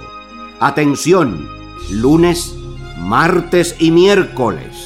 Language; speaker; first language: Spanish; native; Spanish